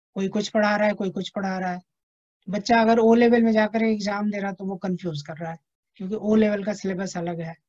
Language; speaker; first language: Hindi; native; Hindi